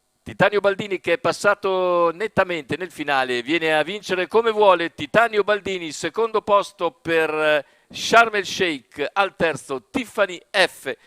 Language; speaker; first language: Italian; native; Italian